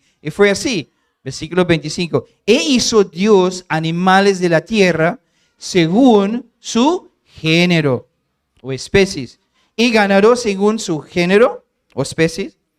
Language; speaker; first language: Spanish; non-native, fluent; English